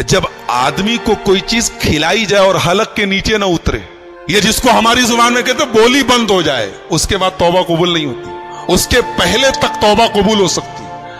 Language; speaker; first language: Urdu; native; Urdu